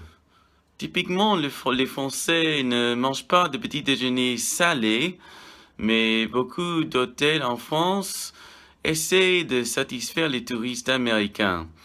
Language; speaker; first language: French; non-native, learner; English